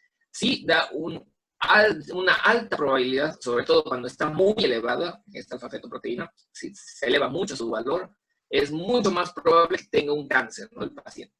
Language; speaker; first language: Spanish; native; Spanish